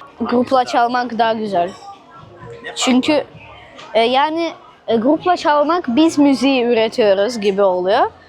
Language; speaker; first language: Turkish; early bilingual, other home language; Russian